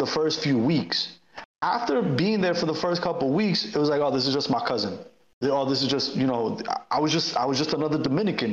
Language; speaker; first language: English; native; English